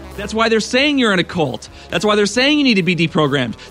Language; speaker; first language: English; native; English